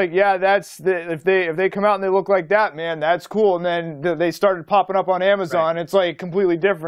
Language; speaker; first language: English; native; English